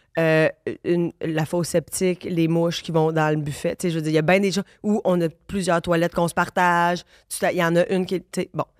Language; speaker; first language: French; native; French